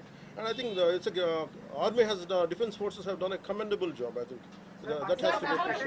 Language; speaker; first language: English; non-native, local second language; Telugu